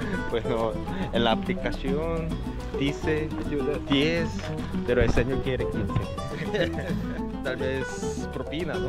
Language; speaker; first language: Spanish; non-native, fluent; Korean